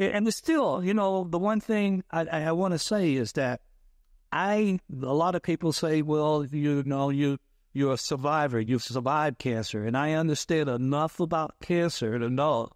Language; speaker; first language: English; native; English